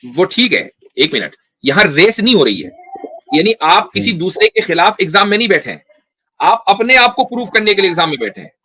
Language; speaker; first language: Urdu; native; Urdu